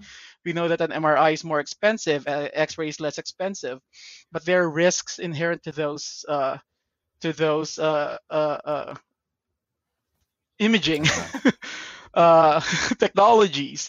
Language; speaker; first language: English; non-native, local second language; Filipino